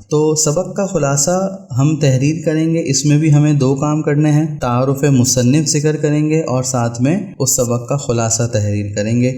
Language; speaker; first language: Urdu; native; Urdu